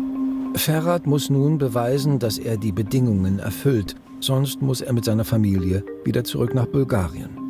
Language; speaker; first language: German; native; German